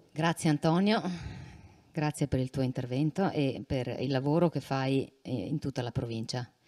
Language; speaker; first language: Italian; native; Italian